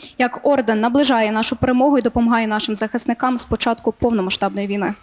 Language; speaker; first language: Ukrainian; native; Ukrainian